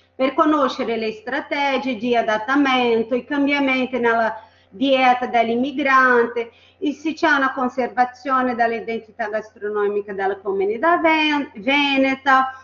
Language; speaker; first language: Italian; non-native, fluent; Portuguese